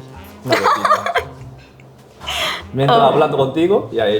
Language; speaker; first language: Spanish; non-native, learner; Korean